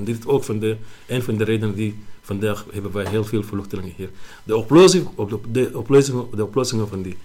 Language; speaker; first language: Dutch; non-native, learner; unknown